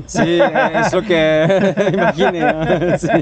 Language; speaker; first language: Spanish; non-native, learner; French